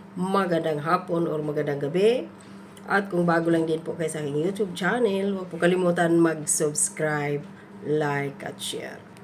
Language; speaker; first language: Filipino; non-native, local second language; Cebuano